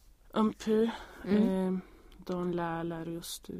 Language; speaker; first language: French; non-native, learner; Swedish